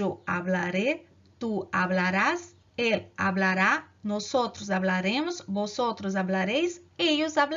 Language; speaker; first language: Spanish; non-native, fluent; Portuguese